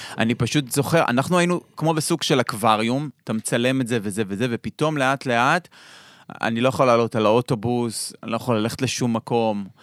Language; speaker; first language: Hebrew; native; Hebrew